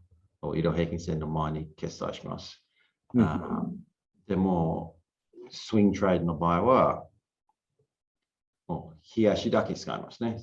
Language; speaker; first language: Japanese; non-native, learner; English